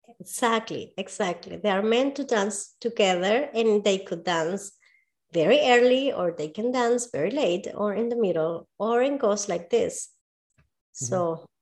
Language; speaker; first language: English; non-native, fluent; Spanish